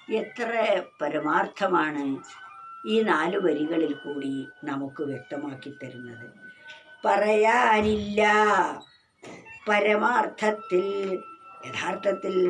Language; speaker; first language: Malayalam; native; Malayalam